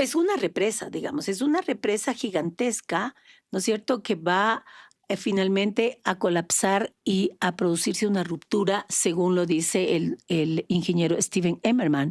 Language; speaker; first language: Spanish; native; Spanish